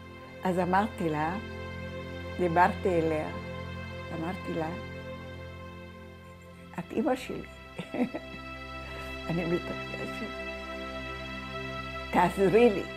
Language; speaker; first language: Hebrew; early bilingual, other home language; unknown